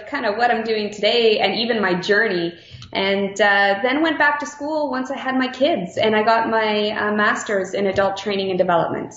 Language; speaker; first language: English; native; English